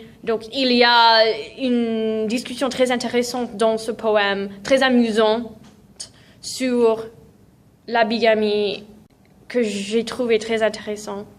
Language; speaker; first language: French; non-native, fluent; English